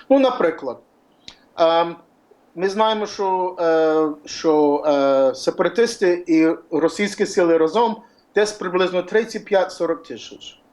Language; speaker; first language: Ukrainian; early bilingual, heritage; Ukrainian